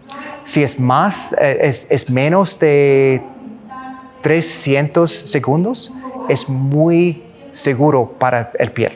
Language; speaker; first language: Spanish; non-native, learner; English